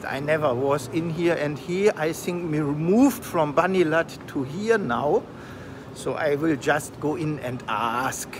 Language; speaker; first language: English; non-native, fluent; German